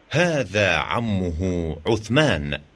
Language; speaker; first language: Arabic; non-native, learner; English